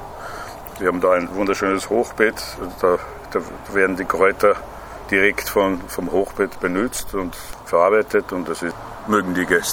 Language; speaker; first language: German; non-native, fluent; Persian